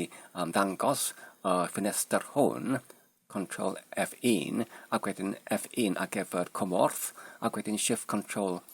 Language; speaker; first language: Welsh; non-native, learner; Polish